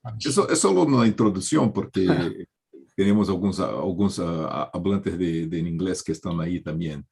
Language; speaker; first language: Spanish; non-native, learner; Portuguese